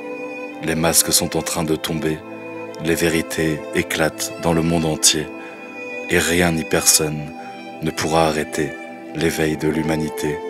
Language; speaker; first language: French; native; French